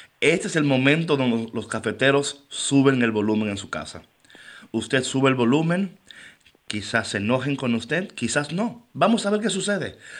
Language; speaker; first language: Spanish; native; Spanish